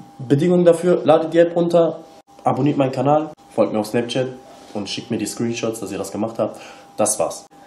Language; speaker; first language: German; early bilingual, other home language; Turkish